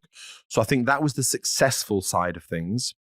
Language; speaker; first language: English; native; English